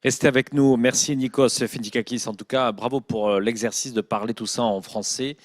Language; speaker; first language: French; native; French